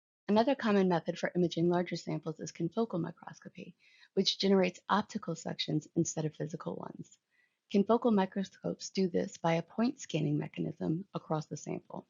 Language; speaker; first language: English; native; English